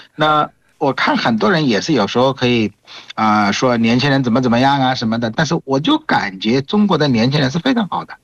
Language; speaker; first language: Chinese; non-native, fluent; Bangla